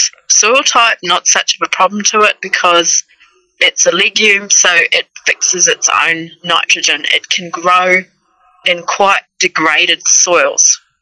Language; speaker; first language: English; native; English